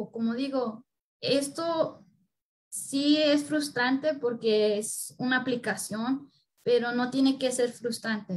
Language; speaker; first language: Spanish; early bilingual, heritage; Spanish